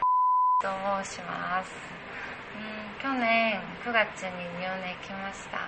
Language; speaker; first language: Japanese; non-native, learner; Korean